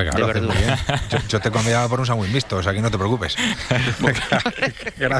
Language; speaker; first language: Spanish; native; Spanish